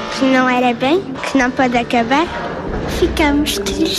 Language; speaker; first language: Portuguese; early bilingual, heritage; Portuguese